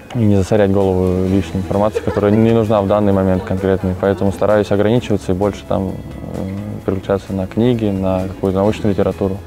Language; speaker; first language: Russian; native; Russian